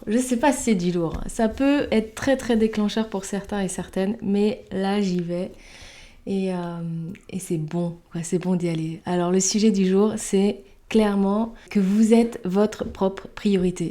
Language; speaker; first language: French; native; French